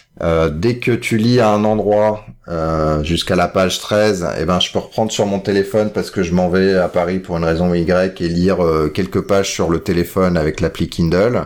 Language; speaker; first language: French; native; French